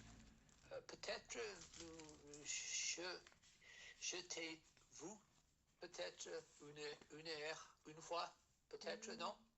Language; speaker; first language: French; non-native, learner; English